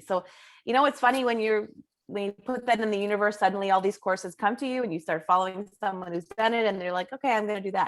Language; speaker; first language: English; native; English